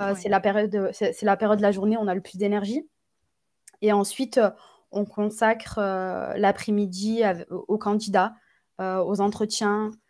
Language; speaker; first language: French; native; French